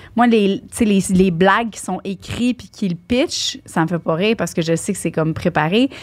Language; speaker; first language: French; native; French